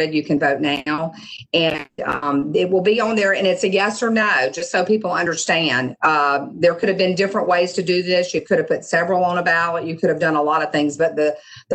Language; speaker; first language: English; native; English